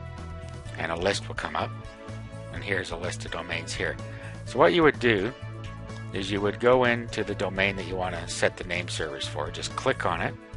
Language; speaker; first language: English; native; English